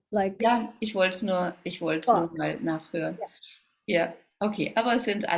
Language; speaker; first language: German; native; German